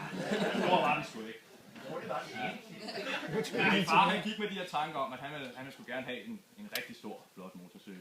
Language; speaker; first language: Danish; native; Danish